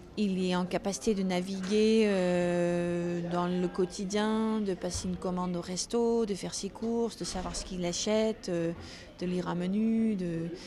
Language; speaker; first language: French; non-native, fluent; Dutch